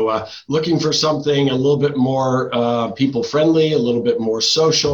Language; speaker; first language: English; early bilingual, other home language; Dutch